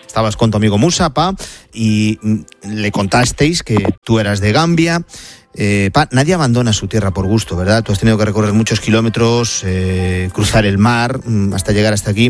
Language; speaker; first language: Spanish; native; Spanish